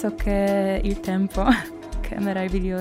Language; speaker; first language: Italian; non-native, learner; Polish